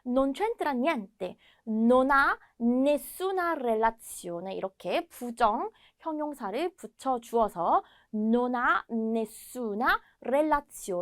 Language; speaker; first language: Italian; non-native, fluent; Korean